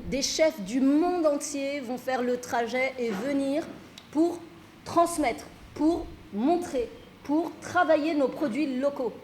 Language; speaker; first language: French; early bilingual, other home language; Fula